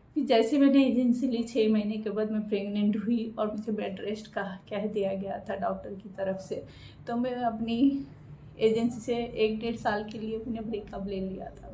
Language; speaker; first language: Hindi; non-native, local second language; Bangla